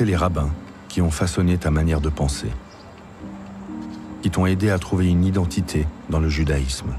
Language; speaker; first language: French; early bilingual, other home language; Arabic